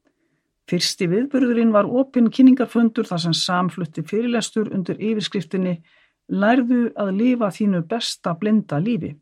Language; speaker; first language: Icelandic; native; Icelandic